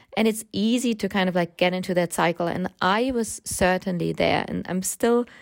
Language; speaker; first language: English; non-native, fluent; German